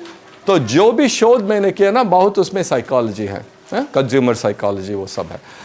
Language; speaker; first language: Hindi; non-native, local second language; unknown